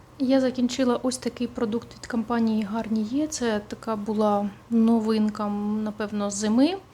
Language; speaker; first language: Ukrainian; non-native, local second language; Russian